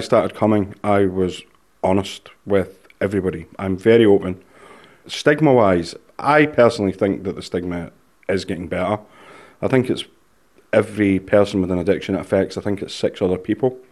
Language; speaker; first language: English; native; English